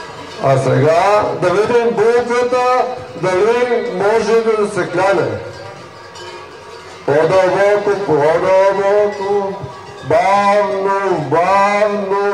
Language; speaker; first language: Bulgarian; native; Bulgarian